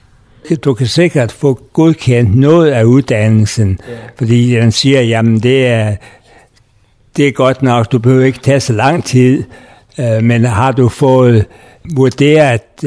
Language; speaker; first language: Danish; native; Danish